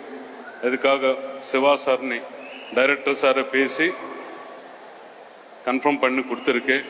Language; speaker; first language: Tamil; non-native, learner; Telugu